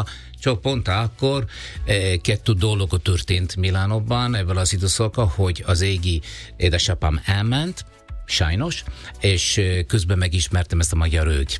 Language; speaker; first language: Hungarian; non-native, learner; Italian